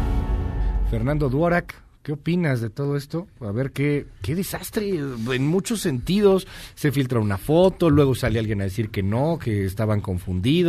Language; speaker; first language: Spanish; native; Spanish